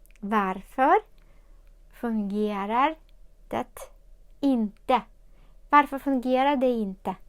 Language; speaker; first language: Swedish; non-native, fluent; Ukrainian